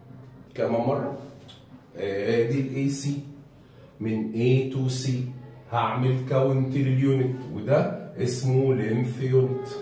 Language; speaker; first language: Arabic; native; Arabic